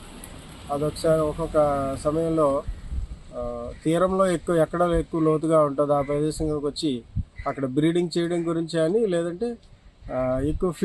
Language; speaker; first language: Telugu; native; Telugu